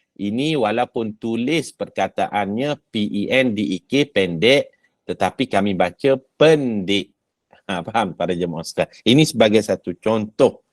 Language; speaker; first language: Malay; native; Malay